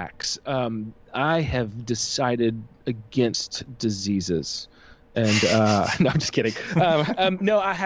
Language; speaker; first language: English; native; English